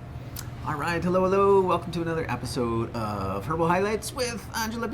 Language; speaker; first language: English; native; English